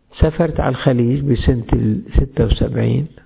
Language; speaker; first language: Arabic; native; Arabic